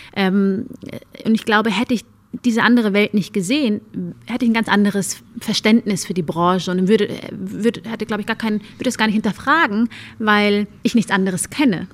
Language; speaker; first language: German; early bilingual, other home language; Amharic